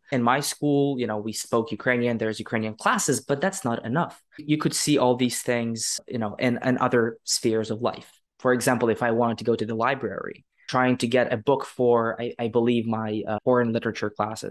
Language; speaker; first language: English; non-native, fluent; Ukrainian